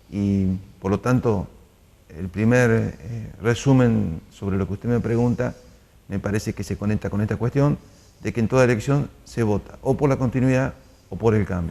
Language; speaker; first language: Spanish; native; Spanish